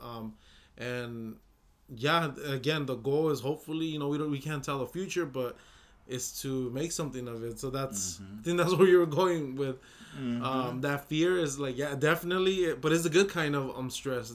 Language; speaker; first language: English; early bilingual, other home language; Spanish